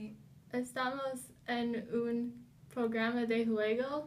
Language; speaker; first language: Spanish; non-native, learner; English